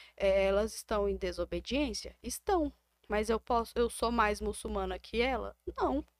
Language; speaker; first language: Portuguese; native; Portuguese